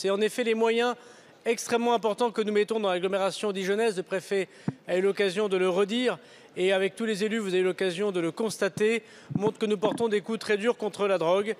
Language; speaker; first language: French; native; French